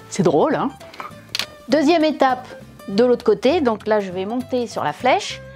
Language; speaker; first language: French; native; French